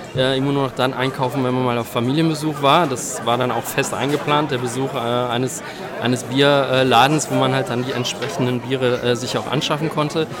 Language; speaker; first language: German; native; German